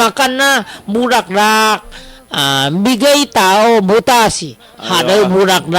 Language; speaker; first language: Filipino; non-native, learner; Chinese